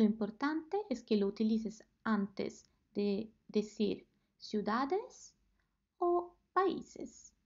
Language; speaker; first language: Spanish; non-native, fluent; Italian